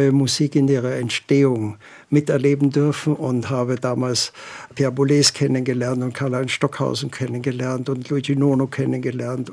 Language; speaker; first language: German; native; German